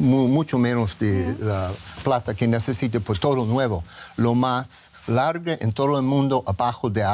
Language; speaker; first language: Spanish; non-native, learner; English